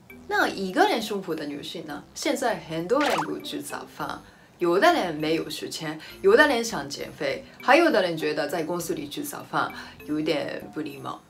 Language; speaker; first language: Chinese; non-native, fluent; Japanese